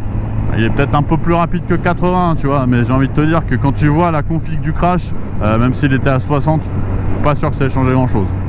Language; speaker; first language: French; native; French